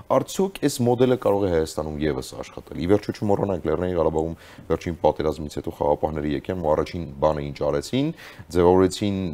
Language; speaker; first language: Armenian; native; Armenian